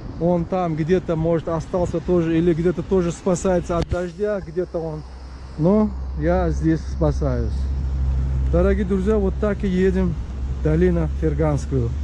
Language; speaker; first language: Russian; non-native, local second language; Uzbek